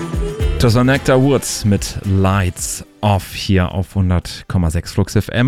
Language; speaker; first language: German; native; German